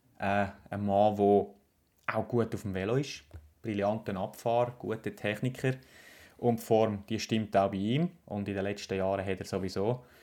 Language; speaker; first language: German; native; German